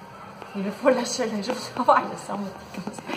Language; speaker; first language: French; non-native, learner; Chinese